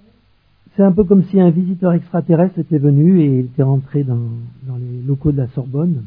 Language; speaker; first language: French; native; French